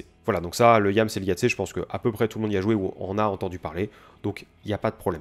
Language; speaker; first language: French; native; French